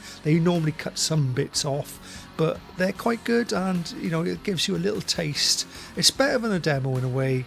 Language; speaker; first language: English; native; English